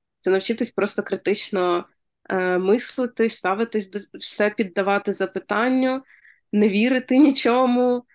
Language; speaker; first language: Ukrainian; native; Ukrainian